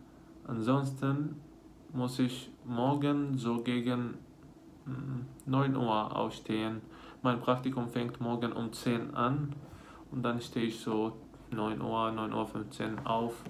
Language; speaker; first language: German; non-native, fluent; Arabic